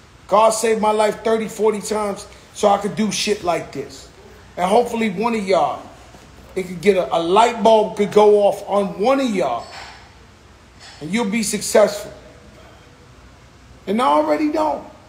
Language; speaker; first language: English; native; English